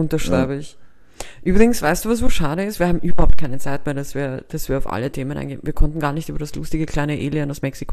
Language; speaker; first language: German; native; German